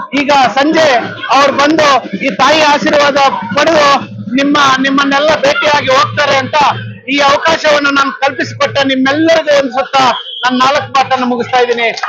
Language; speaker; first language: Kannada; native; Kannada